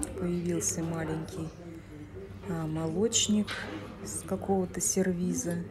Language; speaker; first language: Russian; native; Russian